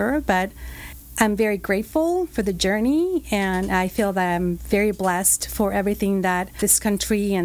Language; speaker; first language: English; non-native, fluent; Spanish